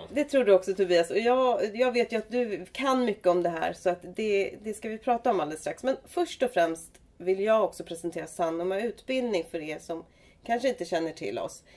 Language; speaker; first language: Swedish; native; Swedish